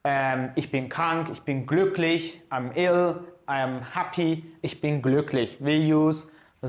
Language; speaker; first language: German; non-native, fluent; Azerbaijani